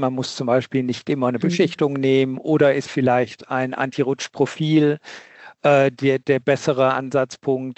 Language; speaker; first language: German; native; German